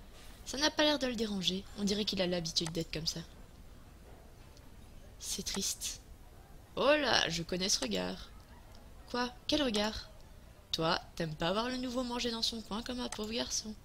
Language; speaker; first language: French; native; French